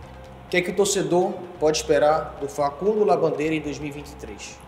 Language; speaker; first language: Portuguese; native; Portuguese